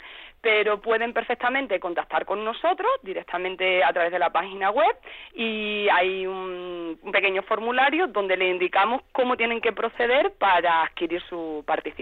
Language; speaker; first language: Spanish; native; Spanish